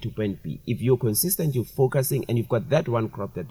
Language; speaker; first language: English; non-native, local second language; Tswana